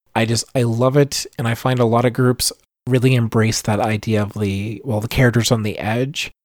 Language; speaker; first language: English; native; English